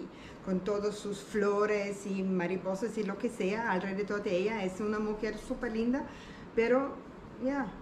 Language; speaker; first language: Spanish; non-native, learner; German